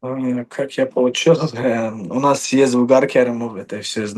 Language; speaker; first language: Russian; non-native, fluent; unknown